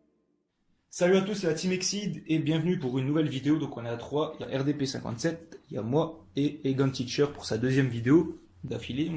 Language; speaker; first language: French; native; French